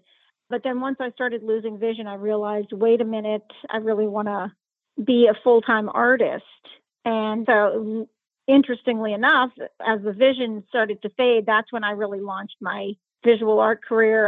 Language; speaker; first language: English; native; English